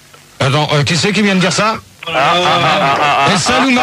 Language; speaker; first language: French; native; French